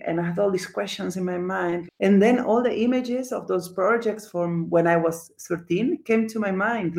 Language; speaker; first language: English; non-native, fluent; Spanish